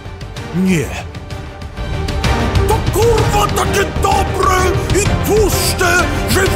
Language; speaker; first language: Polish; early bilingual, heritage; Polish